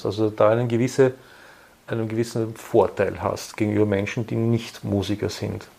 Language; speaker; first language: German; native; German